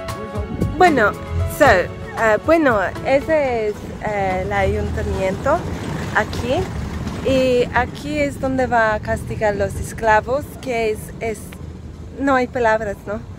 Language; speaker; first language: Spanish; non-native, learner; English